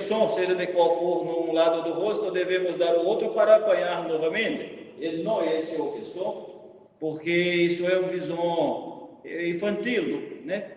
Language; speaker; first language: Portuguese; non-native, fluent; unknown